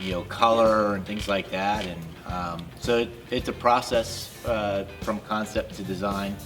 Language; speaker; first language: English; native; English